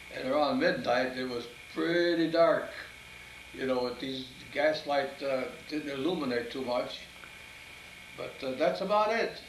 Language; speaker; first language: English; early bilingual, other home language; Italian